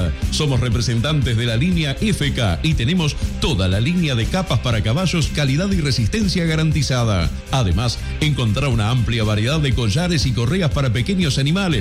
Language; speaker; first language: Spanish; native; Spanish